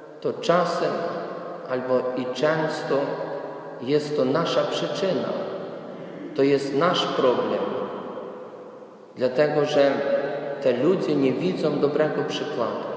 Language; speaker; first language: Polish; non-native, fluent; Ukrainian